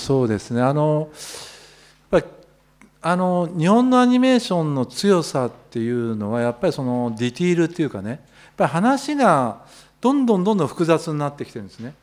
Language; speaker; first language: Japanese; native; Japanese